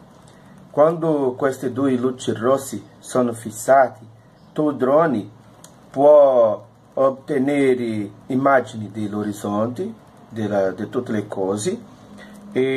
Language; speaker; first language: Italian; non-native, learner; Portuguese